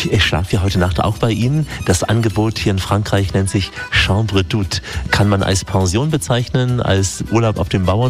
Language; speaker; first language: German; native; German